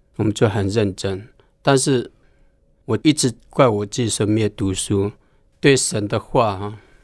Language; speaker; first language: Chinese; non-native, local second language; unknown